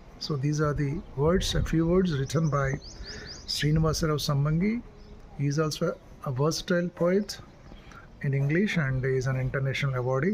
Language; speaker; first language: English; non-native, local second language; Telugu